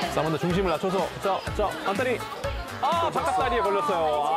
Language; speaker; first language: Korean; native; Korean